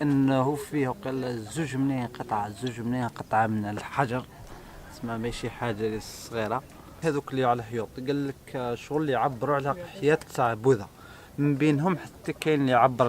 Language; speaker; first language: Arabic; native; Arabic